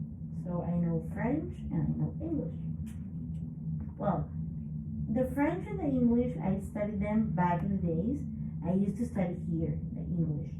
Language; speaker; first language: English; non-native, fluent; Spanish